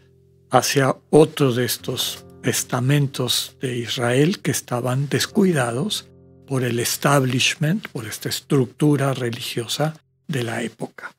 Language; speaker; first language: Spanish; native; Spanish